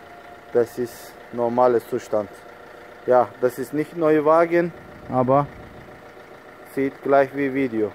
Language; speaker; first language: German; non-native, learner; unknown